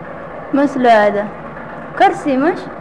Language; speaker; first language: Arabic; non-native, learner; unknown